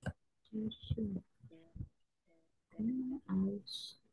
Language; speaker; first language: German; non-native, learner; Indonesian